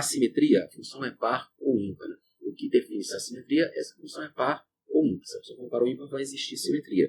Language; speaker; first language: Portuguese; native; Portuguese